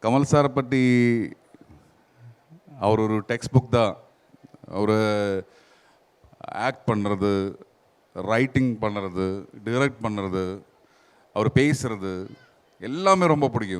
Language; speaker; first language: Tamil; non-native, learner; Malayalam